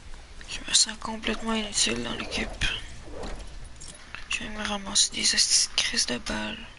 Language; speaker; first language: French; native; French